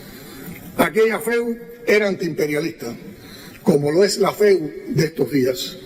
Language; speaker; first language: Spanish; native; Spanish